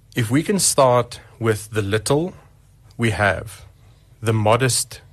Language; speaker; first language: English; non-native, local second language; Afrikaans